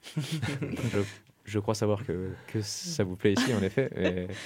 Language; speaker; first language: French; non-native, fluent; German